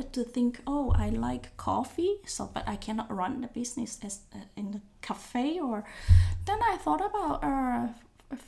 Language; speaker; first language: English; non-native, local second language; Cantonese